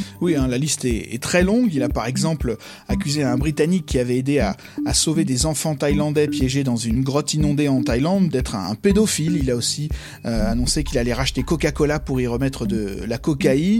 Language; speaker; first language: French; native; French